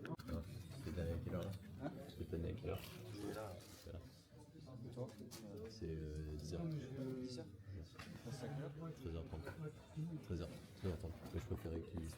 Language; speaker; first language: French; native; French